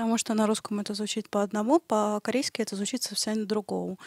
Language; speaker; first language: Russian; native; Russian